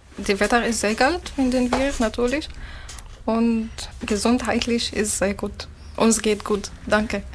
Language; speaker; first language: German; non-native, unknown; Arabic